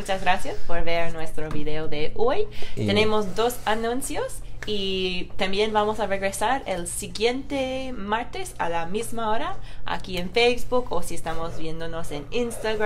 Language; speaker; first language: Spanish; non-native, fluent; English